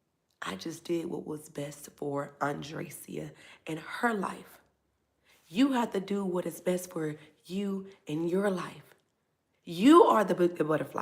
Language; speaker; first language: English; native; English